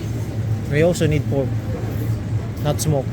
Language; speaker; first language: English; non-native, learner; Filipino